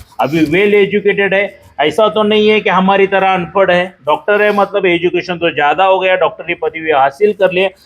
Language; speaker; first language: Hindi; non-native, local second language; Marathi